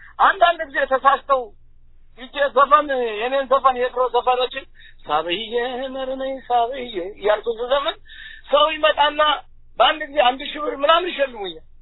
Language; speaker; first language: Amharic; native; Amharic